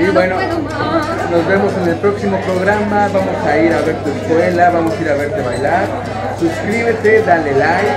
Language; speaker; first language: Spanish; native; Spanish